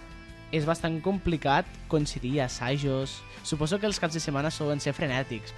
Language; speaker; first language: Catalan; native; Catalan